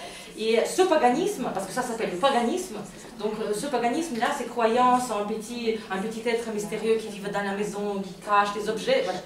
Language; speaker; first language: French; non-native, fluent; Russian